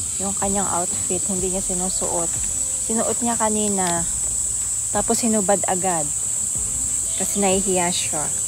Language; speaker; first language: Filipino; native; Filipino